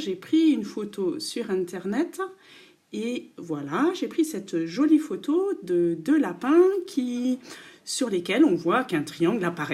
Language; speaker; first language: French; native; French